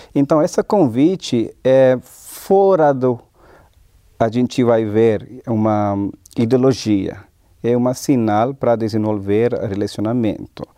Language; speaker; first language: Portuguese; non-native, fluent; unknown